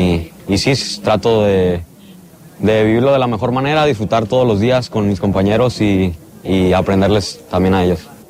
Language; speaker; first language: Spanish; native; Spanish